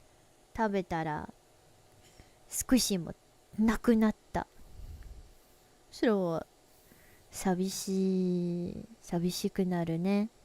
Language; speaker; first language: Japanese; non-native, learner; English